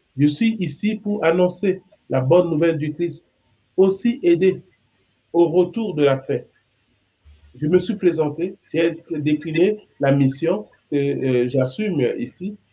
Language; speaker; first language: French; non-native, local second language; Sango